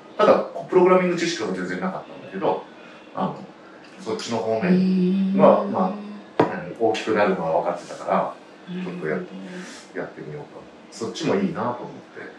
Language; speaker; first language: Japanese; native; Japanese